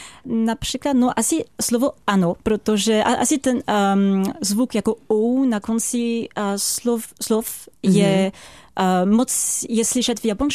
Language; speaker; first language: Czech; non-native, fluent; French